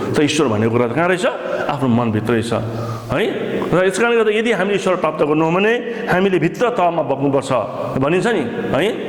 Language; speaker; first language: Nepali; native; Nepali